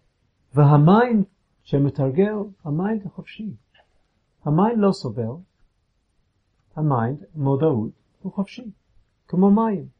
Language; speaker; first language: Hebrew; non-native, fluent; English